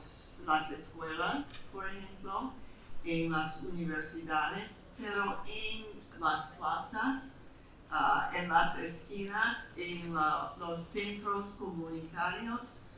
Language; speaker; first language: Spanish; non-native, fluent; English